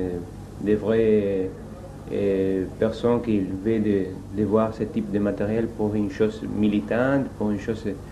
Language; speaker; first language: French; non-native, fluent; Spanish